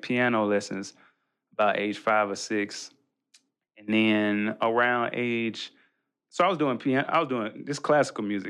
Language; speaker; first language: English; native; English